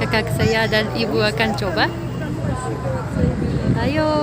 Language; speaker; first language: Indonesian; non-native, fluent; Russian